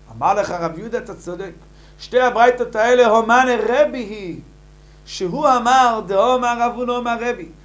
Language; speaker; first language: Hebrew; native; Hebrew